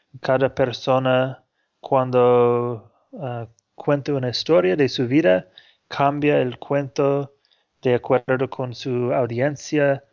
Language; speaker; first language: Spanish; non-native, fluent; English